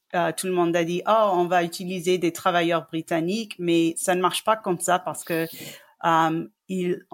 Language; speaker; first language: French; non-native, fluent; English